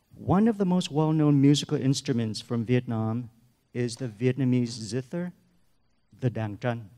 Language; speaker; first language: English; native; English